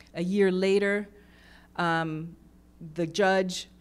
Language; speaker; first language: English; native; English